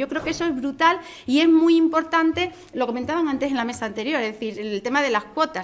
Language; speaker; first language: Spanish; native; Spanish